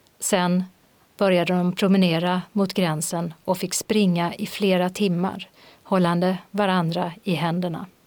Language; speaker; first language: Swedish; native; Swedish